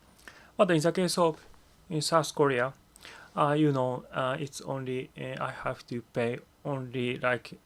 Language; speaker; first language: English; non-native, learner; Japanese